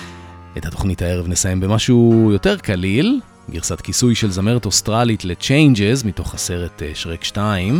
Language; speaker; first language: Hebrew; native; Hebrew